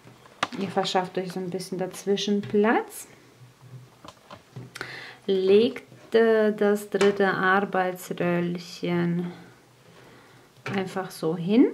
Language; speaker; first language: German; native; German